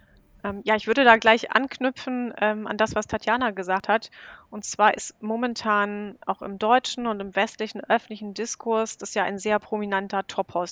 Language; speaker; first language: German; native; German